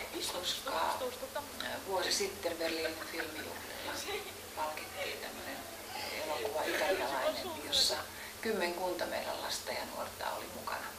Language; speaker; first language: Finnish; native; Finnish